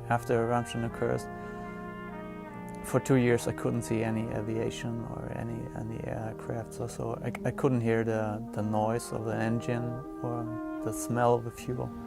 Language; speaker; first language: English; non-native, fluent; German